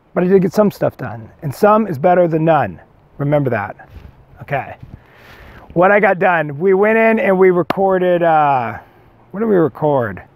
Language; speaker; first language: English; native; English